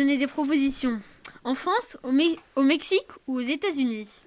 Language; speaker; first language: French; native; French